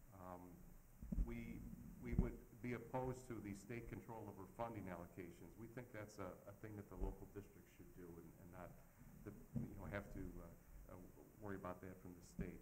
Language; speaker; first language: English; native; English